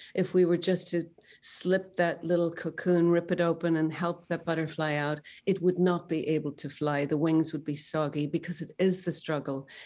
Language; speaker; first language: English; native; English